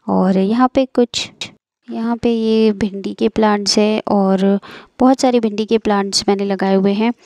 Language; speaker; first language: Hindi; native; Hindi